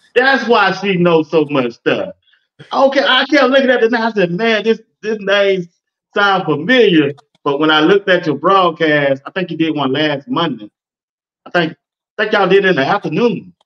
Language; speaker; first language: English; native; English